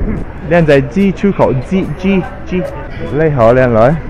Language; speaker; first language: Chinese; non-native, learner; Italian